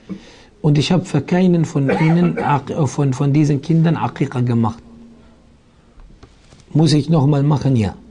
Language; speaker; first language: German; non-native, fluent; Arabic